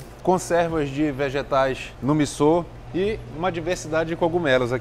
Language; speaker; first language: Portuguese; native; Portuguese